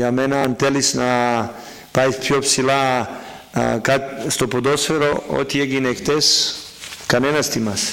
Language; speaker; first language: Greek; non-native, fluent; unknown